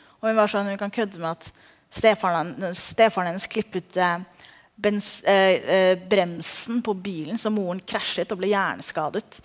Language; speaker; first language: Norwegian; early bilingual, other home language; Somali